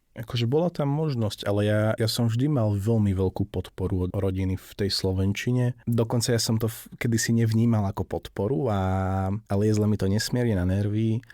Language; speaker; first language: Slovak; non-native, local second language; Hungarian